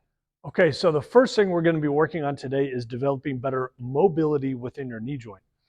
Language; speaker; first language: English; native; English